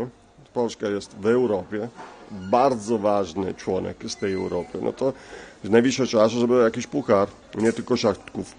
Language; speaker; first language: Polish; non-native, fluent; Italian